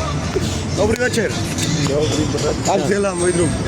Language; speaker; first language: Russian; non-native, fluent; Armenian